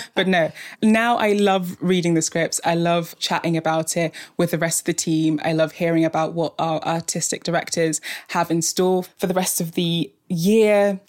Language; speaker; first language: English; native; English